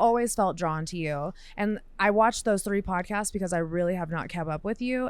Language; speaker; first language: English; native; English